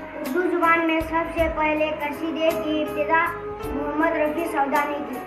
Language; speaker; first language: Urdu; native; Urdu